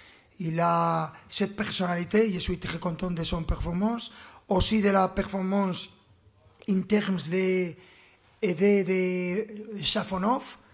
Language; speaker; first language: French; non-native, fluent; Spanish